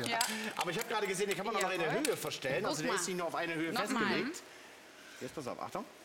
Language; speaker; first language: German; native; German